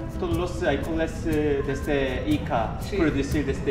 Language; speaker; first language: Spanish; non-native, learner; Korean